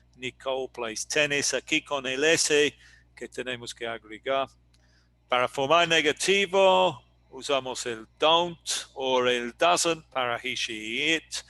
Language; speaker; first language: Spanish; non-native, fluent; English